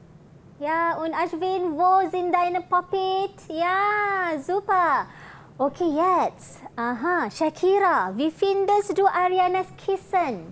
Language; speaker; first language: German; non-native, fluent; Malay